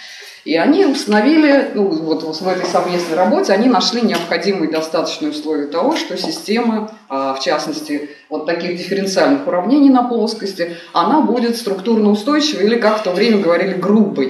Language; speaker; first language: Russian; native; Russian